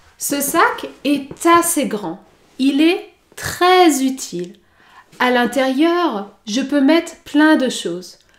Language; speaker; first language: French; native; French